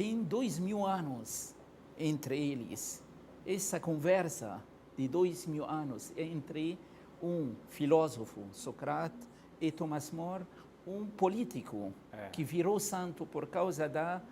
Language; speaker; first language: Portuguese; non-native, fluent; Arabic